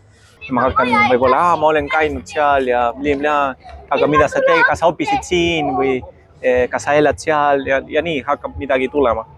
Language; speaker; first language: Estonian; non-native, fluent; Spanish